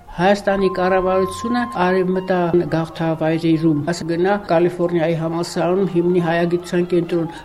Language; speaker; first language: Armenian; native; Armenian